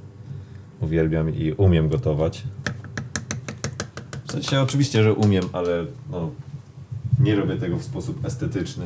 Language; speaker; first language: Polish; native; Polish